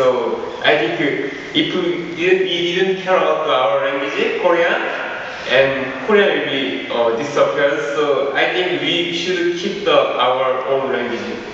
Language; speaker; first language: English; non-native, learner; Korean